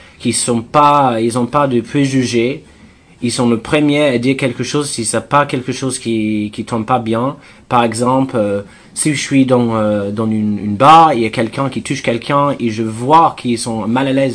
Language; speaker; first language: French; non-native, fluent; English